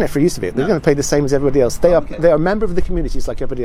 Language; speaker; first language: English; native; English